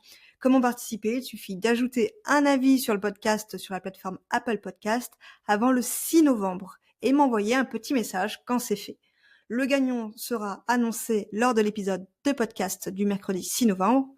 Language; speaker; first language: French; native; French